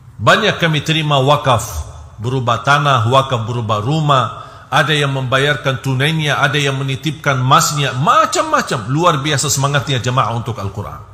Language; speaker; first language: Indonesian; non-native, fluent; Arabic